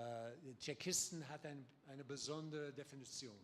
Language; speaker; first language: German; non-native, learner; English